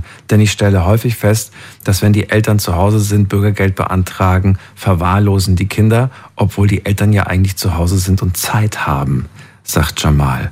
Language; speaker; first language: German; native; German